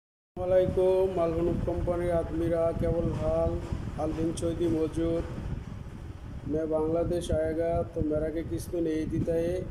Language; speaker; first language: Hindi; non-native, learner; Bangla